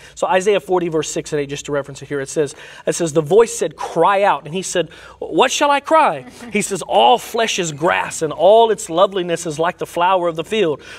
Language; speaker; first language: English; native; English